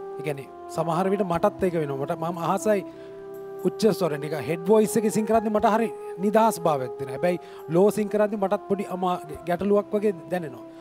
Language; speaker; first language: Sinhala; native; Sinhala